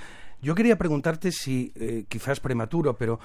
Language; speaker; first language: Spanish; native; Spanish